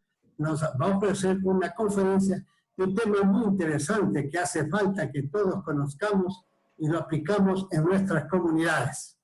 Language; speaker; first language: Spanish; native; Spanish